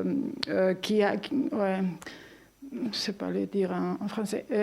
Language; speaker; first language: French; non-native, fluent; Spanish